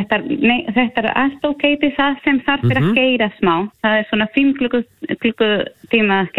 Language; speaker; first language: Icelandic; non-native, fluent; Spanish